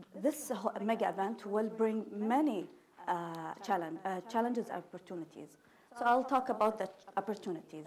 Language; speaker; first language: English; non-native, fluent; Arabic